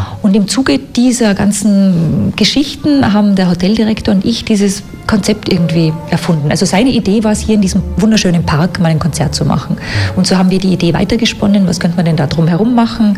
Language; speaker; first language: German; native; German